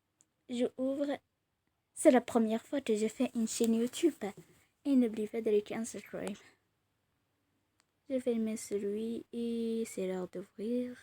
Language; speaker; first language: French; non-native, learner; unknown